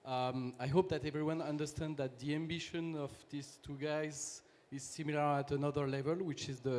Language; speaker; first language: English; non-native, fluent; French